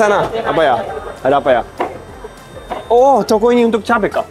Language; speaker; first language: Indonesian; non-native, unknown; Japanese